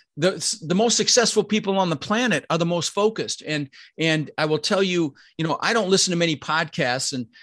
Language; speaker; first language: English; early bilingual, other home language; Dutch